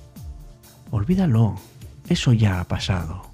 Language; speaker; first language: Spanish; native; Spanish